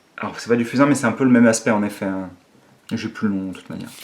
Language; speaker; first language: French; native; French